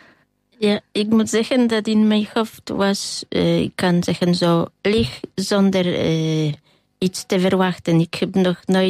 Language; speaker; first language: Dutch; non-native, learner; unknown